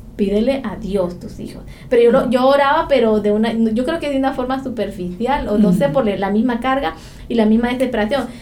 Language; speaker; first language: Spanish; native; Spanish